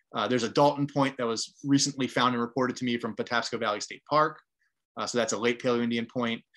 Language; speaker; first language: English; native; English